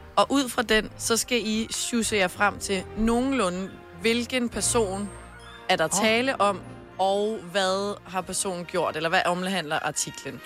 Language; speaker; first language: Danish; native; Danish